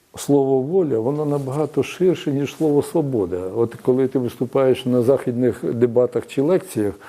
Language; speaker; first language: Ukrainian; native; Ukrainian